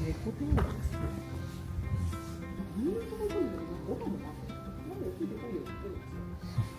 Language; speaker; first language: Japanese; native; Japanese